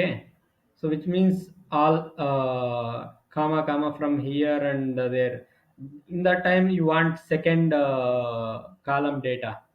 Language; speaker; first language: English; non-native, local second language; Telugu